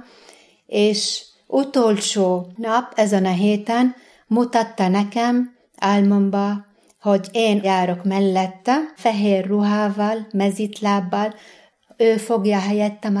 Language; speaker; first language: Hungarian; non-native, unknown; Arabic